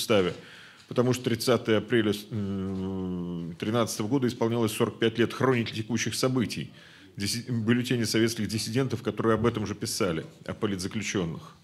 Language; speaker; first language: Russian; native; Russian